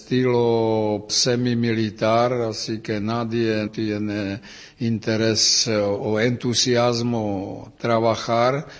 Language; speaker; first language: Spanish; non-native, learner; Czech